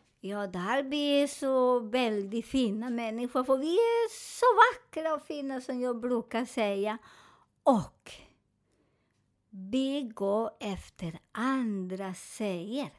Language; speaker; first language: Swedish; non-native, fluent; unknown